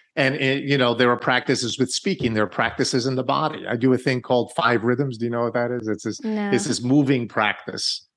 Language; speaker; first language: English; native; English